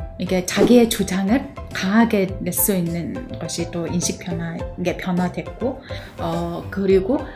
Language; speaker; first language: Korean; early bilingual, other home language; Mongolian